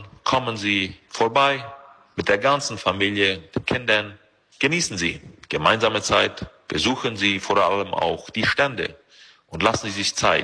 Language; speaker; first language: German; early bilingual, heritage; German